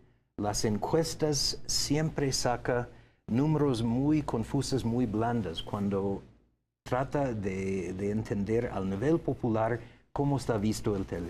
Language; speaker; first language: Spanish; non-native, fluent; English